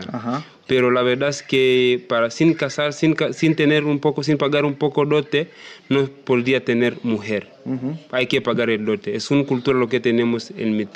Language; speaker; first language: Spanish; non-native, learner; Masai